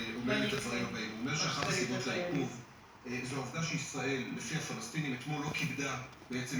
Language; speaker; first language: Hebrew; native; Hebrew